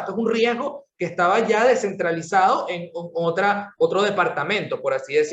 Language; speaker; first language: Spanish; native; Spanish